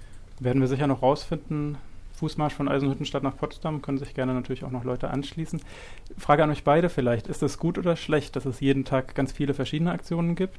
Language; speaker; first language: German; native; German